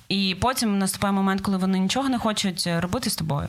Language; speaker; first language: Ukrainian; native; Ukrainian